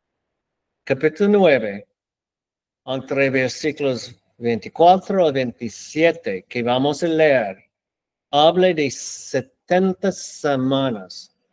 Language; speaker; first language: Spanish; non-native, learner; English